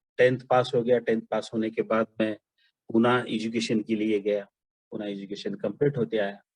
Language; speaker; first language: Hindi; non-native, local second language; Marathi